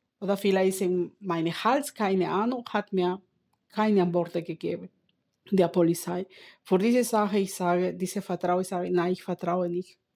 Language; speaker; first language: German; non-native, learner; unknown